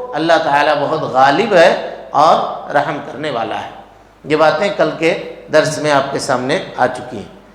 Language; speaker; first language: Urdu; native; Urdu